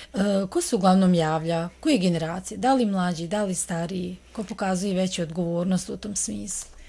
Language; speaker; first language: Croatian; native; Croatian